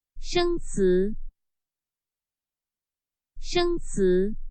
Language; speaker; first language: Chinese; non-native, fluent; Thai